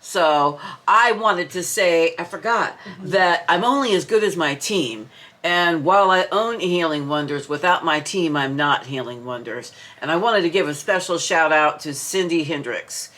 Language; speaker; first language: English; native; English